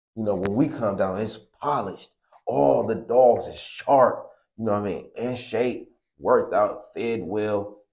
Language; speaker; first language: English; native; English